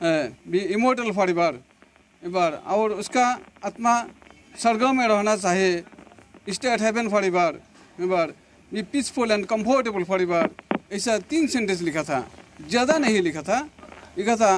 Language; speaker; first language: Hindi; non-native, local second language; Assamese